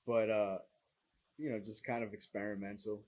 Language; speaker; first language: English; native; English